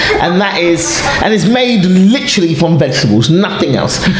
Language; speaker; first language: English; native; English